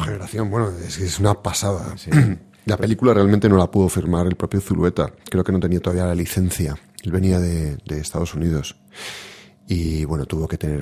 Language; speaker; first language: Spanish; native; Spanish